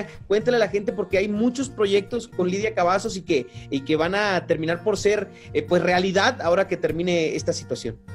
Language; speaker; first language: Spanish; native; Spanish